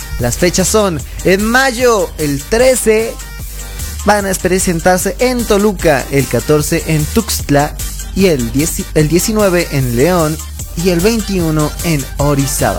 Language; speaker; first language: Spanish; native; Spanish